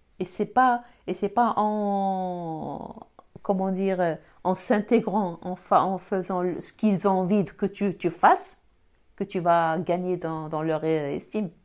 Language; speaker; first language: French; non-native, local second language; Arabic